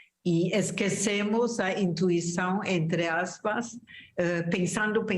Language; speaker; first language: Portuguese; non-native, fluent; German